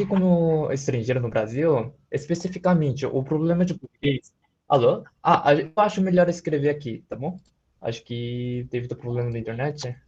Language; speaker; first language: Portuguese; non-native, learner; Korean